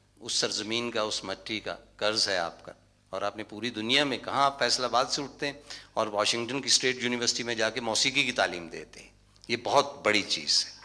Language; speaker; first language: Urdu; non-native, local second language; Punjabi